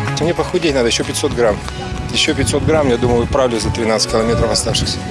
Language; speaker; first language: Russian; native; Russian